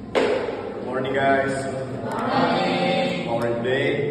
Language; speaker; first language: English; non-native, learner; Indonesian